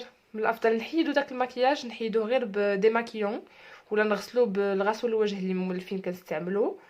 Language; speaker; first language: Arabic; native; Arabic